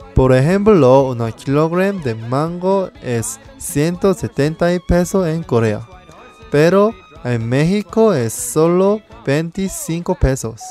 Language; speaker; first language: Spanish; non-native, learner; Korean